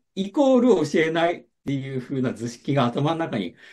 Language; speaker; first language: Japanese; native; Japanese